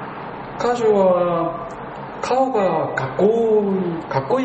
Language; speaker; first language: Japanese; non-native, learner; Korean